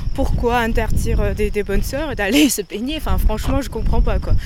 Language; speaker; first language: French; non-native, fluent; Dutch